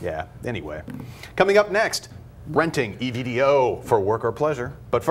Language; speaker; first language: English; native; English